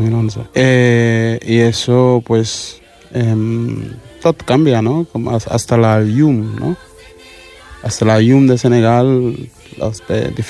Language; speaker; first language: Catalan; early bilingual, other home language; Wolof